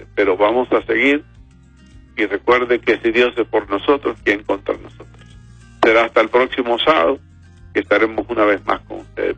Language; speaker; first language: Spanish; native; Spanish